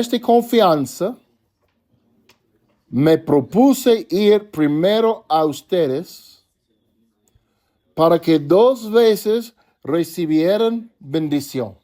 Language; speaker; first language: Spanish; non-native, fluent; English